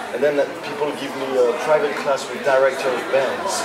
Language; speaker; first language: English; non-native, fluent; French